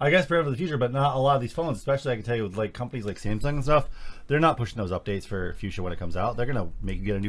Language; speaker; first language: English; native; English